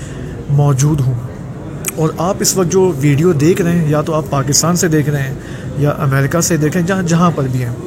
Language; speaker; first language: Urdu; native; Urdu